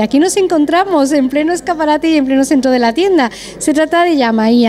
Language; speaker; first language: Spanish; native; Spanish